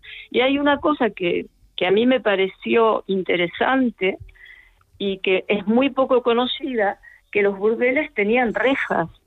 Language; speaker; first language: Spanish; native; Spanish